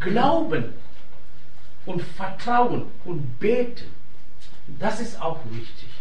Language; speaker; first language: German; non-native, fluent; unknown